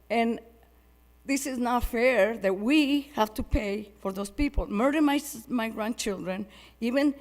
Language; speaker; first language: English; non-native, fluent; Spanish